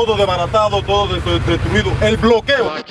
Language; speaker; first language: Spanish; native; Spanish